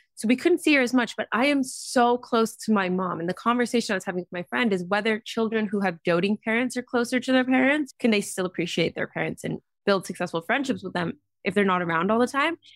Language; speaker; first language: English; native; English